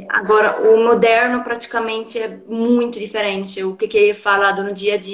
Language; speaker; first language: Portuguese; non-native, fluent; Arabic